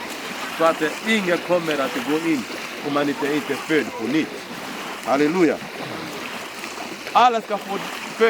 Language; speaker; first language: Swedish; non-native, fluent; Lingala